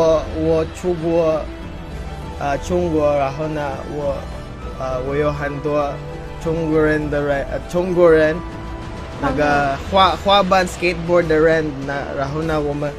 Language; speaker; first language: Chinese; non-native, learner; Filipino